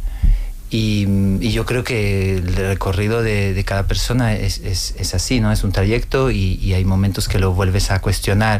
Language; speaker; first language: Spanish; non-native, fluent; Portuguese